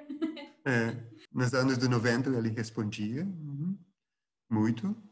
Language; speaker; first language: Portuguese; non-native, fluent; Dutch